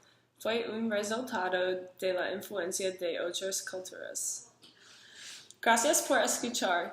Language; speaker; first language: Spanish; non-native, learner; English